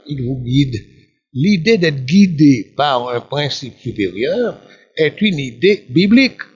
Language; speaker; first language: French; non-native, local second language; Haitian Creole